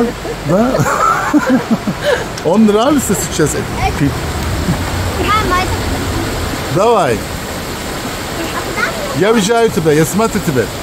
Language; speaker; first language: Russian; non-native, learner; Turkish